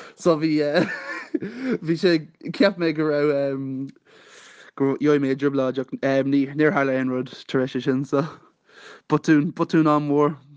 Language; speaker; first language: Irish; non-native, local second language; English